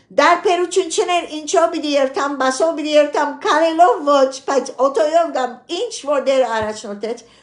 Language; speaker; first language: Armenian; early bilingual, heritage; Armenian